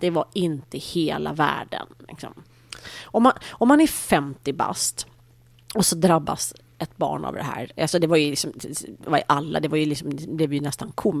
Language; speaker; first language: Swedish; native; Swedish